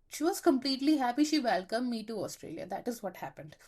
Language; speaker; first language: English; non-native, local second language; Malayalam